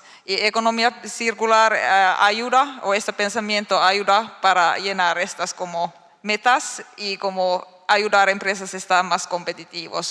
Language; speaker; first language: Spanish; non-native, learner; Finnish